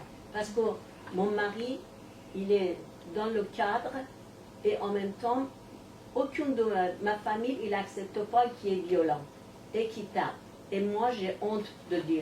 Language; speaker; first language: French; non-native, learner; Persian